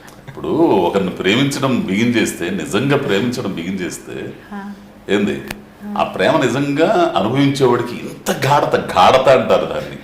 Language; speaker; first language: Telugu; native; Telugu